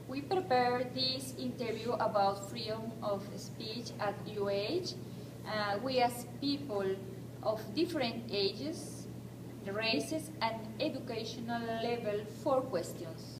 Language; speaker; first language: English; non-native, learner; Spanish